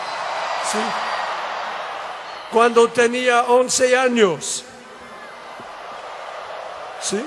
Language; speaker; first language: Spanish; non-native, learner; English